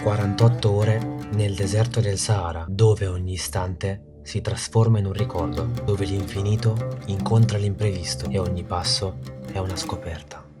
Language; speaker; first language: Italian; early bilingual, other home language; Arabic